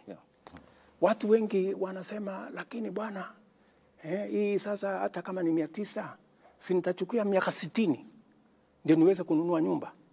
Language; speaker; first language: Swahili; non-native, local second language; Kalenjin